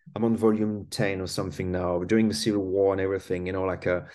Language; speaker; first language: English; non-native, fluent; French